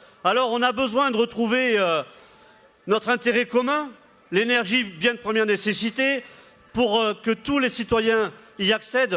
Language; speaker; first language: French; native; French